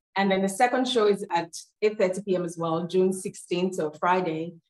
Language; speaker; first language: English; non-native, local second language; Yoruba